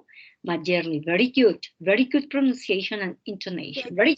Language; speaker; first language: English; non-native, fluent; Spanish